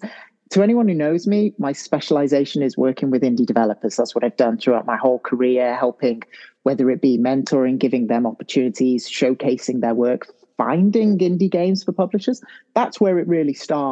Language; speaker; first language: English; native; English